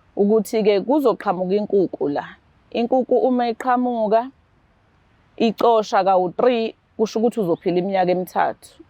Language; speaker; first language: Zulu; native; Zulu